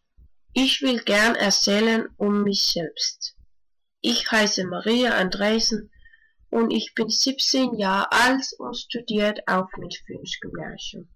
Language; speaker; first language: German; non-native, learner; Danish